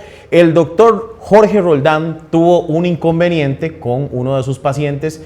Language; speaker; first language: Spanish; native; Spanish